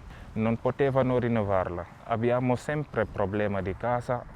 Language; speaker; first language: Italian; non-native, learner; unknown